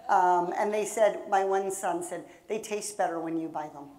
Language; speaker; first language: English; native; English